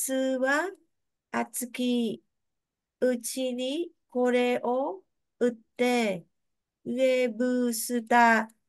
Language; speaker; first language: Japanese; non-native, learner; Vietnamese